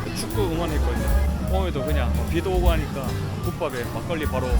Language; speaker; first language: Korean; native; Korean